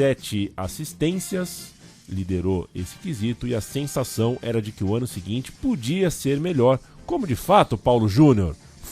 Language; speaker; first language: Portuguese; native; Portuguese